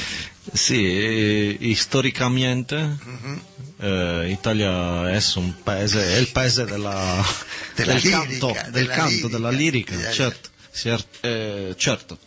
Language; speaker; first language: Spanish; non-native, learner; Italian